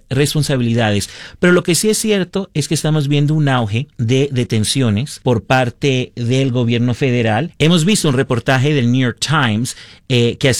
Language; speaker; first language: Spanish; early bilingual, heritage; Spanish